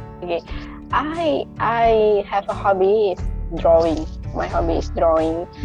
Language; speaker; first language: English; non-native, local second language; Indonesian